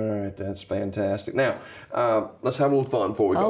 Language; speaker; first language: English; native; English